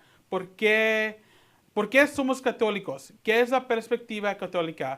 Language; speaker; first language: Spanish; early bilingual, heritage; Spanish